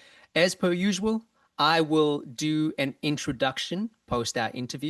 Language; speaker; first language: English; native; English